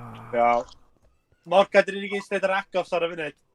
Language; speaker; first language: Welsh; native; Welsh